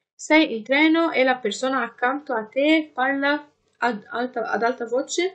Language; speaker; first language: Italian; non-native, fluent; Arabic